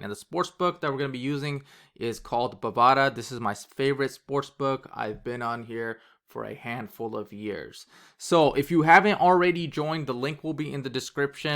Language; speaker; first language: English; native; English